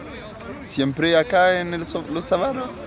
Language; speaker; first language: Spanish; non-native, learner; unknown